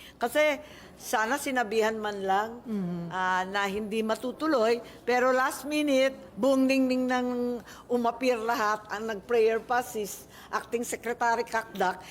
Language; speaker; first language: Filipino; native; Filipino